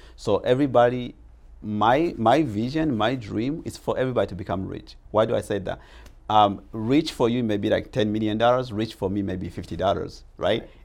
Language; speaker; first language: English; non-native, local second language; Rundi